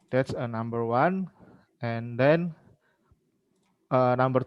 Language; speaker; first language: English; non-native, learner; Indonesian